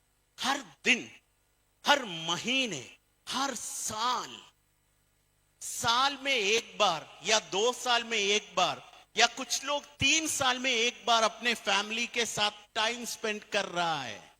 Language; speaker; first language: Hindi; non-native, fluent; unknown